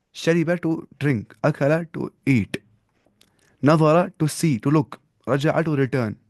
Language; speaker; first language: Urdu; native; Urdu